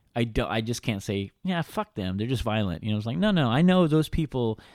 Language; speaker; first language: English; native; English